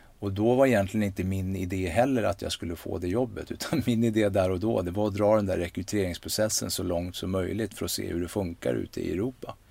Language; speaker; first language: Swedish; native; Swedish